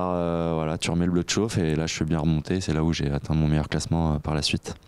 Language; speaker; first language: French; native; French